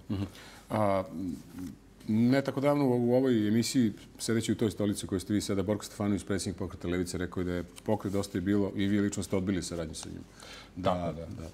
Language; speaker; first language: Serbian; native; Serbian